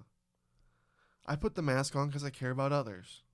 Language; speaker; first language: English; native; English